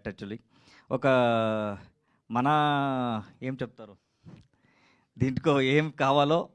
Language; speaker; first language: Telugu; non-native, learner; Kannada